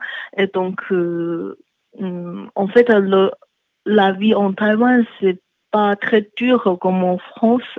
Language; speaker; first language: French; non-native, learner; Chinese